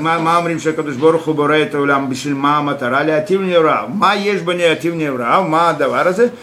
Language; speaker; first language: Hebrew; non-native, fluent; Russian